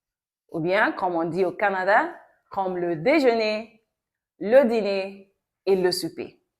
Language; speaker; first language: French; non-native, local second language; Yoruba